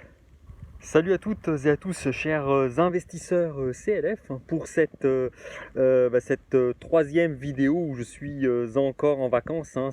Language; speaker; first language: French; native; French